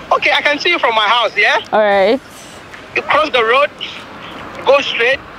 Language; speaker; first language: English; non-native, local second language; Akan